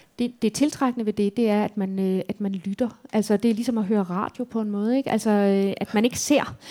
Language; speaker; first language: Danish; native; Danish